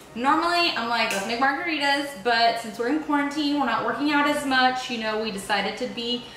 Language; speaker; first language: English; early bilingual, other home language; Spanish